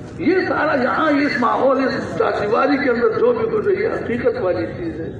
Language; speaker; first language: Urdu; non-native, local second language; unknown